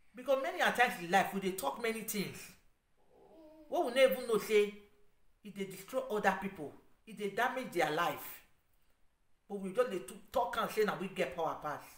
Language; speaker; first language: Nigerian Pidgin; non-native, local second language; Bini